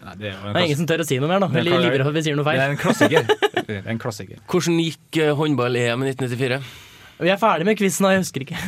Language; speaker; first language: Norwegian; native; Norwegian